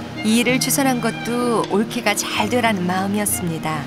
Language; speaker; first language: Korean; native; Korean